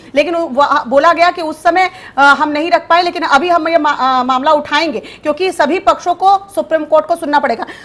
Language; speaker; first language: Hindi; native; Hindi